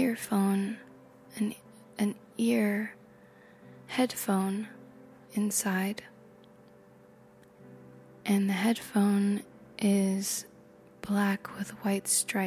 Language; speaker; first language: English; native; English